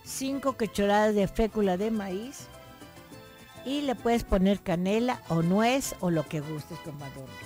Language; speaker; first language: Spanish; native; Spanish